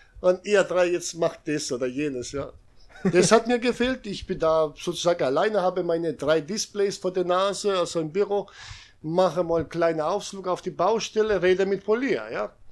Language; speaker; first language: German; non-native, fluent; Serbian